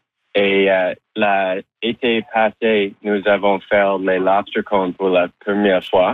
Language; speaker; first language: French; non-native, learner; English